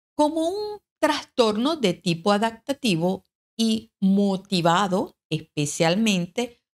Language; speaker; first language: Spanish; native; Spanish